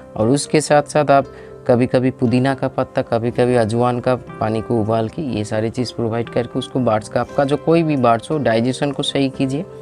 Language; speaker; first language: Hindi; non-native, local second language; Bangla